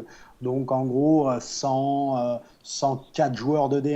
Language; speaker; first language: French; native; French